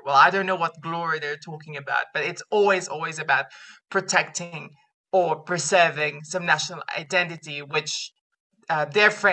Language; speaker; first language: English; non-native, local second language; Filipino